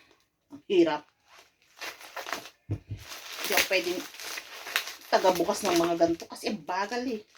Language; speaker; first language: Filipino; native; Filipino